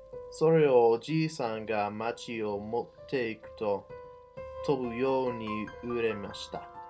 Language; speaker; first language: Japanese; non-native, fluent; English